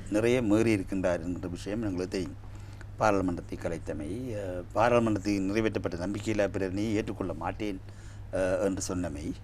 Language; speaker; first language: Tamil; native; Tamil